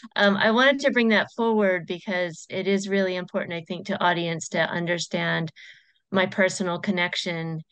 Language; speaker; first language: English; native; English